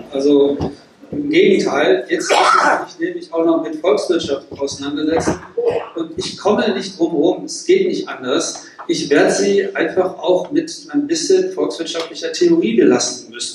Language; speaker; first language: German; native; German